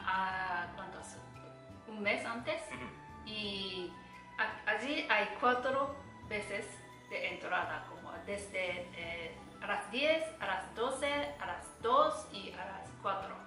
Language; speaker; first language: Spanish; non-native, learner; Japanese